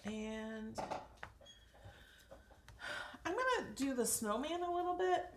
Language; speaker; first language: English; native; English